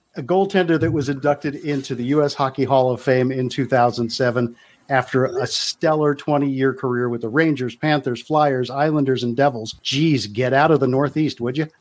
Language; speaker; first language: English; native; English